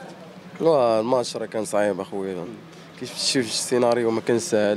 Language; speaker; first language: Arabic; native; Arabic